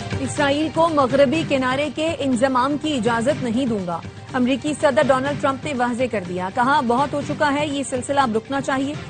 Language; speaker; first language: Urdu; native; Urdu